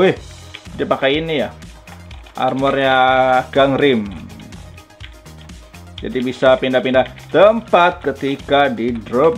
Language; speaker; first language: Indonesian; native; Indonesian